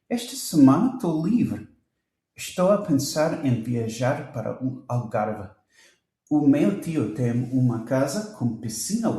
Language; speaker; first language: Portuguese; non-native, learner; English